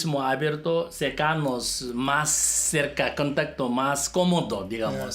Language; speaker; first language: Spanish; non-native, learner; Tibetan